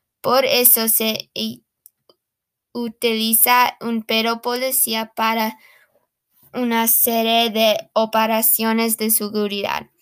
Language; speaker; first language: Spanish; non-native, learner; English